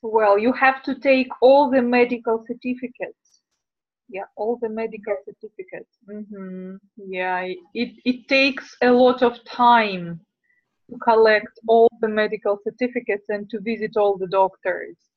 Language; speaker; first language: English; non-native, fluent; Russian